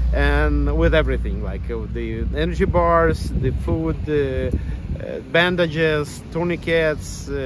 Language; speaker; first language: English; non-native, fluent; Ukrainian